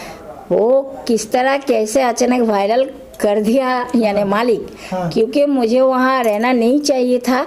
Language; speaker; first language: Hindi; non-native, local second language; Bangla